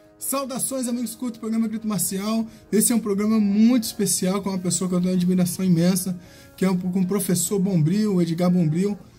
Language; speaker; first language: Portuguese; native; Portuguese